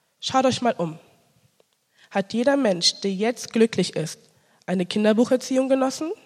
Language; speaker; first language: German; early bilingual, other home language; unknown